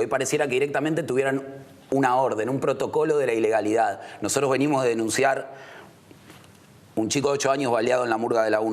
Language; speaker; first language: Spanish; native; Spanish